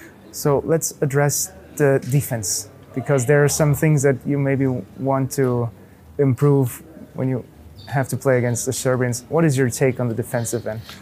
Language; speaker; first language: English; non-native, fluent; German